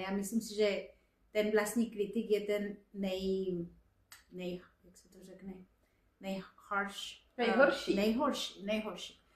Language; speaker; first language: Czech; non-native, fluent; Spanish